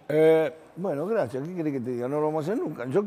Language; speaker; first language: Spanish; native; Spanish